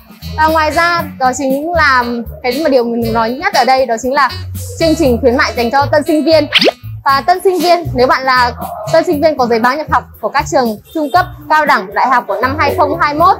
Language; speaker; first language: Vietnamese; native; Vietnamese